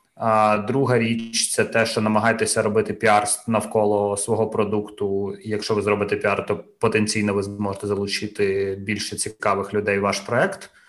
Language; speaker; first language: Ukrainian; non-native, local second language; Russian